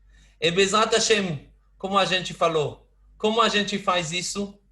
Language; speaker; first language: Portuguese; non-native, fluent; Hebrew